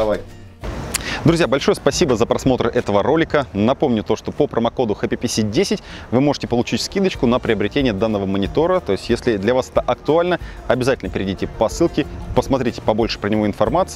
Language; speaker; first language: Russian; native; Russian